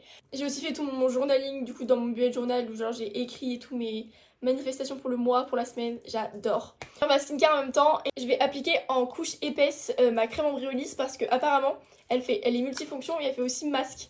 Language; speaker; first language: French; native; French